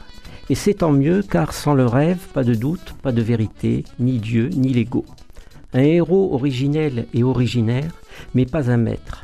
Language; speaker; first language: French; native; French